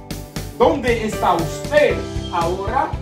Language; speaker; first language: Spanish; non-native, fluent; Haitian Creole